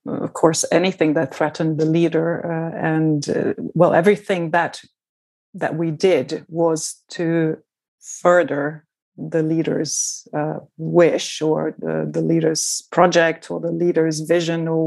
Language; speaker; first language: English; non-native, fluent; Portuguese